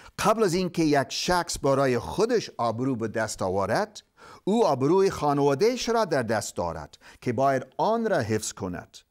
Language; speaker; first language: Persian; non-native, fluent; English